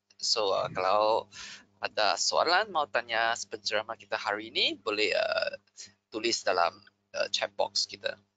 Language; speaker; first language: Malay; non-native, local second language; Chinese